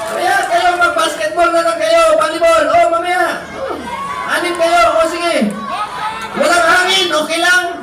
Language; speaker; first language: Filipino; non-native, local second language; Cebuano